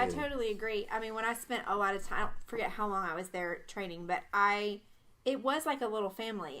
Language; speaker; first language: English; native; English